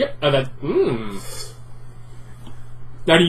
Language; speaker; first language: English; native; English